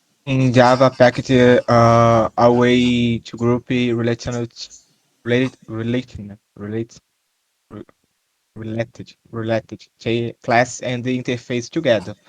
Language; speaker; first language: English; non-native, learner; Portuguese